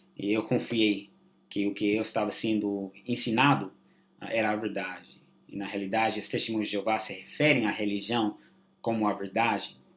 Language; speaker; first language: Portuguese; non-native, fluent; English